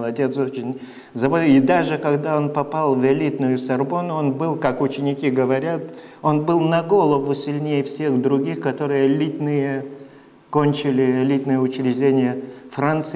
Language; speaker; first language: Russian; non-native, fluent; Lithuanian